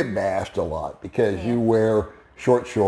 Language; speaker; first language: English; native; English